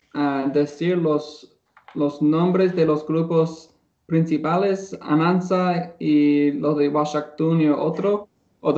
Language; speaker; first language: Spanish; non-native, learner; English